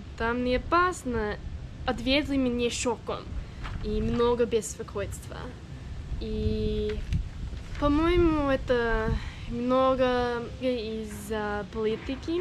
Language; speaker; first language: Russian; non-native, learner; English